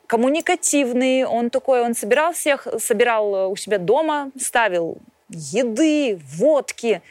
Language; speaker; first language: Russian; native; Russian